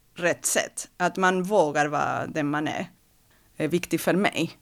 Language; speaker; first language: Swedish; non-native, fluent; Spanish